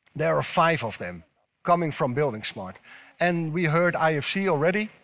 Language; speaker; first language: English; non-native, fluent; Dutch